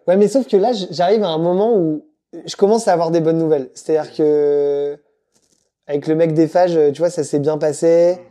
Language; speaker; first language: French; native; French